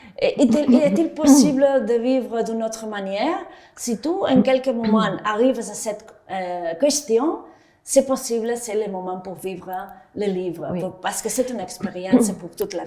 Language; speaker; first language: French; non-native, fluent; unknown